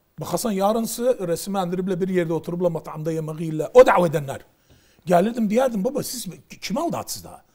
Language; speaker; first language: Turkish; native; Turkish